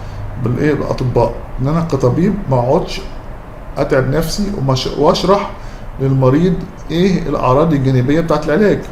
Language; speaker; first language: Arabic; native; Arabic